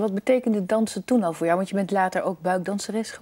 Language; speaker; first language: Dutch; non-native, fluent; Arabic